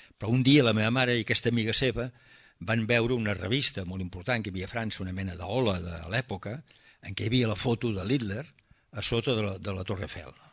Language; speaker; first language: Catalan; early bilingual, heritage; Catalan